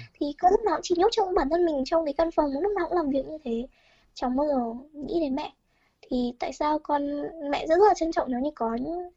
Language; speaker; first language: Vietnamese; early bilingual, heritage; Vietnamese